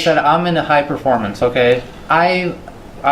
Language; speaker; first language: English; native; English